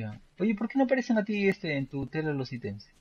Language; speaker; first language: Spanish; non-native, fluent; Portuguese